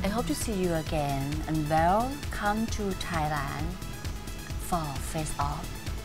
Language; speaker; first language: English; non-native, learner; Thai